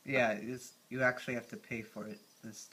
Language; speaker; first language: English; native; English